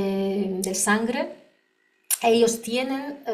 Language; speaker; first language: Spanish; non-native, learner; Polish